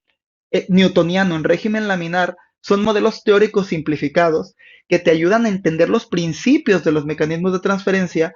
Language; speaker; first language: Spanish; native; Spanish